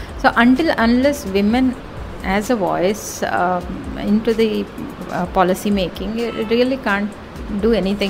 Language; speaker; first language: English; non-native, local second language; Telugu